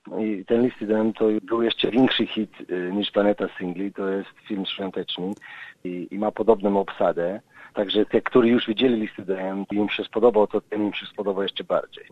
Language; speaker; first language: Polish; non-native, fluent; Slovenian